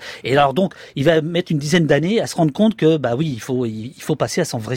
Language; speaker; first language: French; native; French